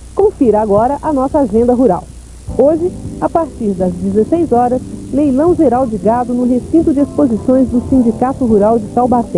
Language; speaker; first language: Portuguese; native; Portuguese